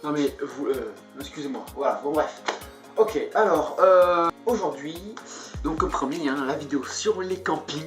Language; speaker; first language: French; native; French